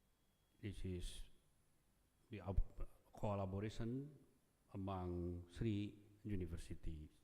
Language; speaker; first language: English; non-native, fluent; Indonesian